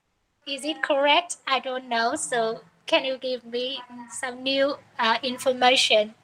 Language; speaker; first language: English; non-native, learner; Vietnamese